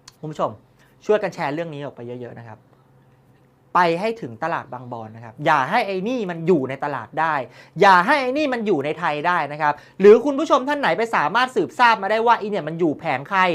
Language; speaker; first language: Thai; native; Thai